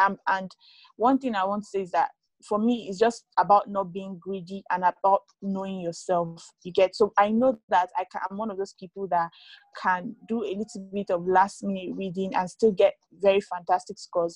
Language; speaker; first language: English; non-native, local second language; Yoruba